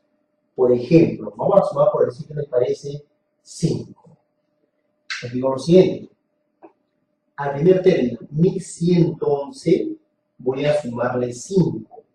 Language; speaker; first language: Spanish; native; Spanish